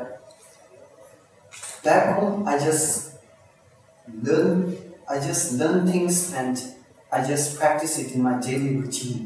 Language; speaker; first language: English; non-native, local second language; Tibetan